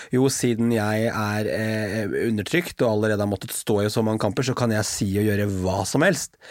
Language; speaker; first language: Norwegian; native; Norwegian